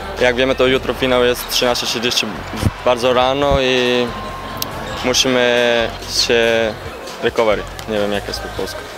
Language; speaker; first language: Polish; non-native, learner; Bulgarian